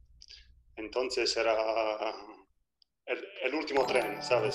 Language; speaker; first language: Spanish; non-native, fluent; Italian